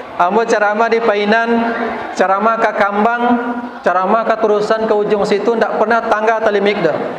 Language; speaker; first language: Malay; non-native, local second language; Minangkabau